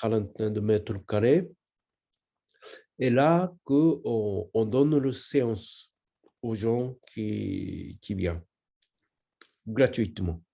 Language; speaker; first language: French; non-native, learner; Japanese